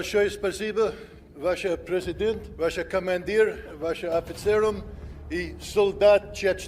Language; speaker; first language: Russian; non-native, learner; English